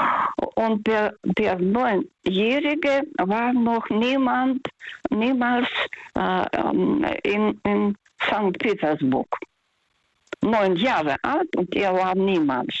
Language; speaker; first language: German; non-native, fluent; Russian